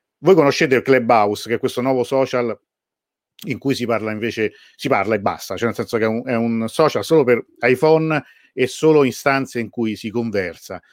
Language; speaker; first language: Italian; early bilingual, other home language; Persian